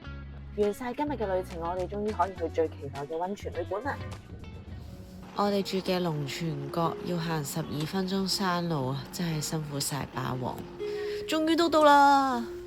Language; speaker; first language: Cantonese; native; Cantonese